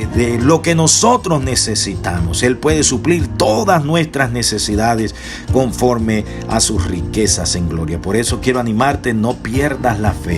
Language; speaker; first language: Spanish; native; Spanish